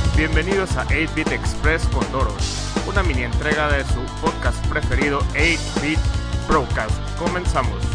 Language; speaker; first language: Spanish; native; Spanish